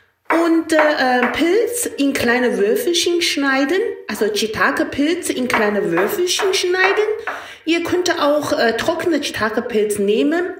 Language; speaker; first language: German; non-native, learner; Chinese